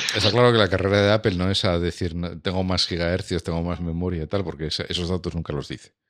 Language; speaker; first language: Spanish; native; Spanish